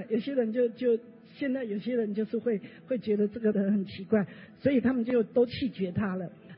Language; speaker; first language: Chinese; native; Chinese